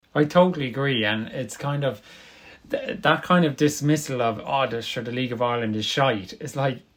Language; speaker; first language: English; native; English